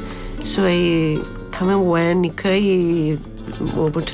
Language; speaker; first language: Chinese; non-native, learner; Spanish